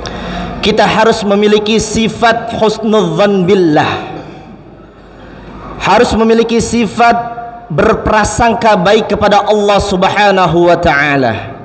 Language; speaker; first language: Indonesian; native; Indonesian